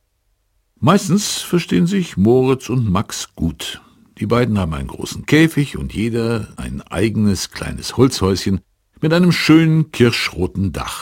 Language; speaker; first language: German; native; German